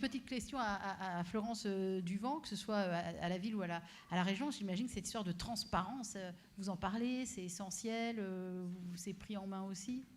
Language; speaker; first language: French; native; French